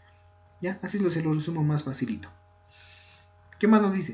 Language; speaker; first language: Spanish; native; Spanish